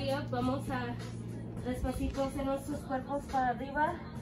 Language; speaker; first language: Spanish; early bilingual, heritage; Spanish